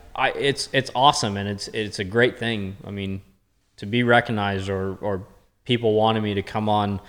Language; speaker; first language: English; native; English